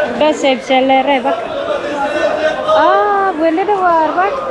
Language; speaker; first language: Turkish; non-native, learner; Indonesian